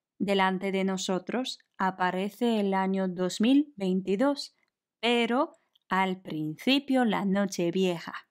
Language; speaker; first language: Spanish; non-native, fluent; Polish